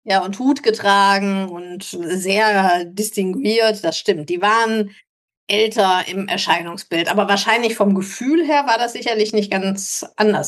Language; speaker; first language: German; native; German